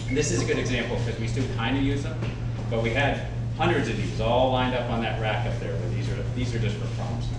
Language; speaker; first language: English; native; English